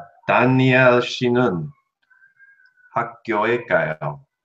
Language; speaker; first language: Korean; non-native, learner; English